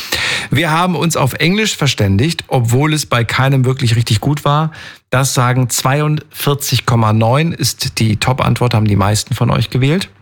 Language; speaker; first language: German; native; German